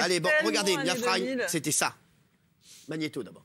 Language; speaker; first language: French; native; French